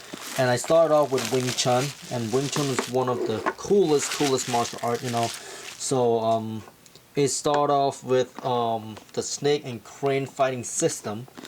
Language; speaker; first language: English; non-native, fluent; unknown